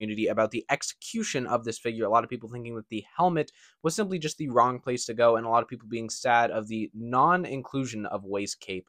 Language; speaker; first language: English; native; English